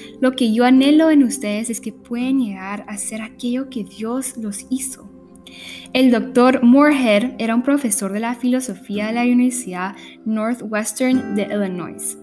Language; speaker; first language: Spanish; early bilingual, heritage; Spanish